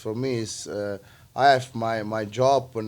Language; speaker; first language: English; non-native, learner; Italian